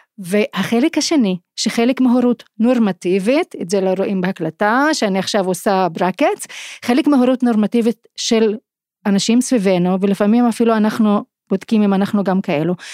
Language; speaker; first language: Hebrew; non-native, local second language; Arabic